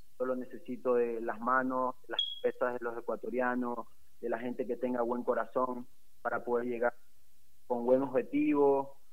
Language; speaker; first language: Spanish; native; Spanish